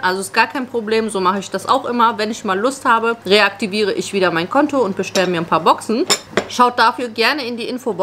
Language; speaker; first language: German; native; German